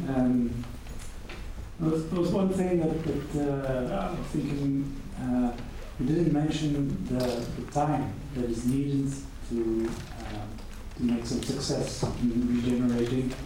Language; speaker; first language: English; non-native, fluent; Dutch